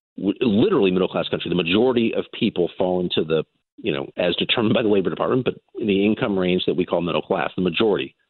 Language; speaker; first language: English; native; English